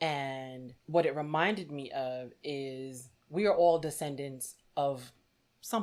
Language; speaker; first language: English; native; English